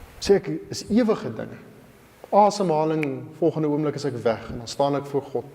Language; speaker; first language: Afrikaans; native; Afrikaans